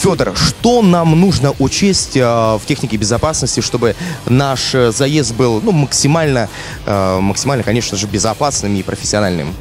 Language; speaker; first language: Russian; native; Russian